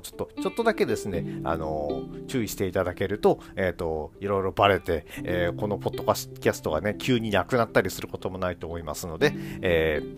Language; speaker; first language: Japanese; native; Japanese